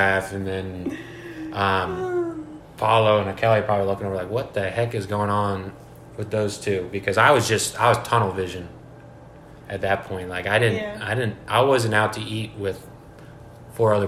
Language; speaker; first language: English; native; English